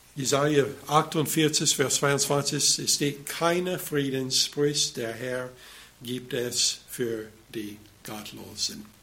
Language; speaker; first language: German; non-native, fluent; English